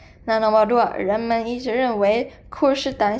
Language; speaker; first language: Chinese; non-native, fluent; Indonesian